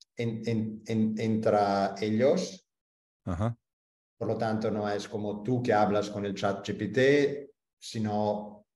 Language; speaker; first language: Spanish; non-native, fluent; Italian